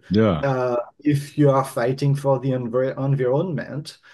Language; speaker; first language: English; non-native, fluent; French